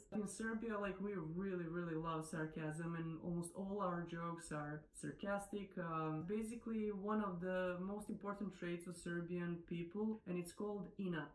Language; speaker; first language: English; non-native, fluent; Serbian